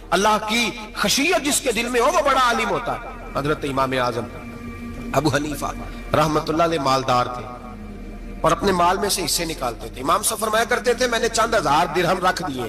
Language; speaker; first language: Hindi; non-native, local second language; Punjabi